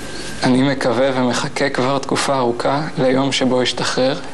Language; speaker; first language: Hebrew; native; Hebrew